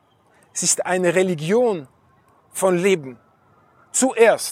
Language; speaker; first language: German; non-native, fluent; Hebrew